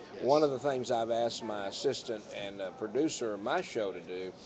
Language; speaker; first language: English; native; English